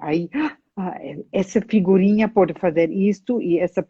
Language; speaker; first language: Portuguese; non-native, fluent; German